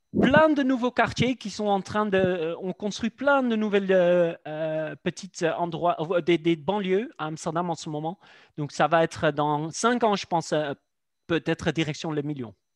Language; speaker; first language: French; non-native, fluent; Dutch